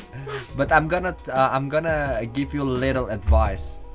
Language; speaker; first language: English; non-native, learner; Indonesian